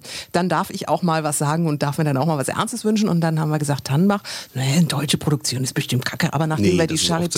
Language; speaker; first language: German; native; German